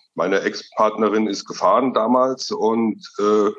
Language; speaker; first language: German; native; German